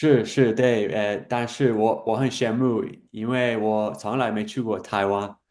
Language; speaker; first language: Chinese; non-native, fluent; English